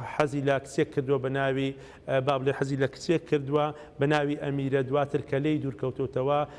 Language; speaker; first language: Central Kurdish; native; Central Kurdish